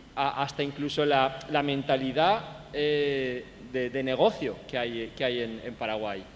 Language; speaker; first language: Spanish; native; Spanish